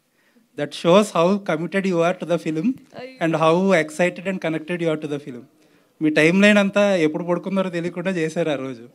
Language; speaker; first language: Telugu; native; Telugu